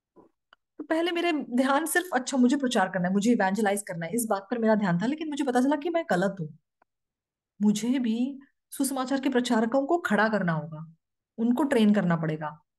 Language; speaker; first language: Hindi; non-native, fluent; Korean